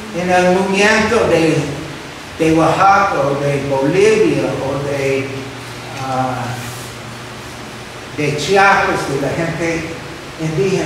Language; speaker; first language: Spanish; non-native, fluent; English